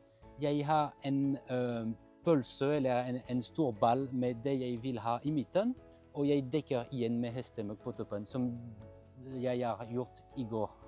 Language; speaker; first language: Norwegian; non-native, fluent; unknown